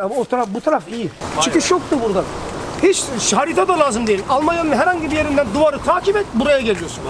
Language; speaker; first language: Turkish; early bilingual, heritage; Turkish